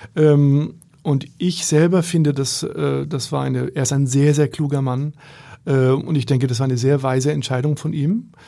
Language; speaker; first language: German; native; German